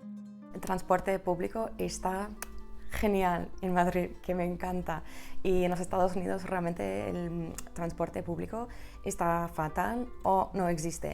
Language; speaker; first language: Spanish; non-native, fluent; English